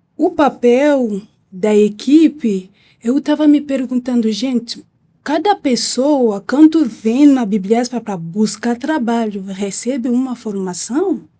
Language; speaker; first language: Portuguese; non-native, learner; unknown